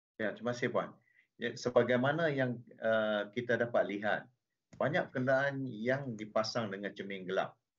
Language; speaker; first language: Malay; non-native, local second language; Chinese